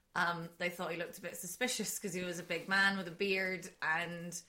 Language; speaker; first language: English; native; English